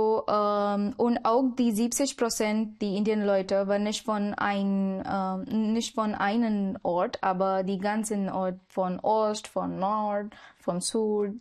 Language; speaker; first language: German; non-native, learner; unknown